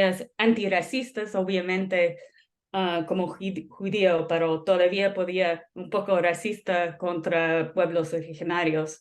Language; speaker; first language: Spanish; non-native, fluent; English